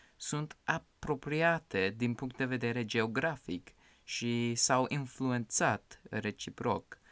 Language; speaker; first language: Romanian; non-native, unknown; English